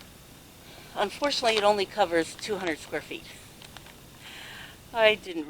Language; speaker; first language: English; native; English